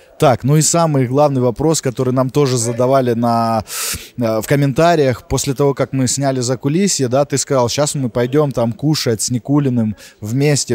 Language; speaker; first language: Russian; native; Russian